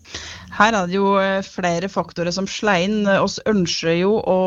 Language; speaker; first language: Norwegian; native; Norwegian